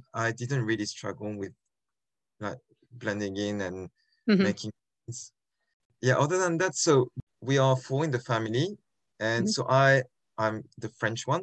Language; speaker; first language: English; non-native, fluent; French